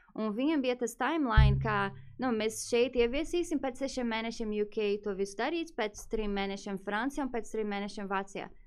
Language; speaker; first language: Latvian; non-native, fluent; Portuguese